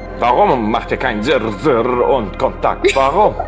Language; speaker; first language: German; early bilingual, other home language; Albanian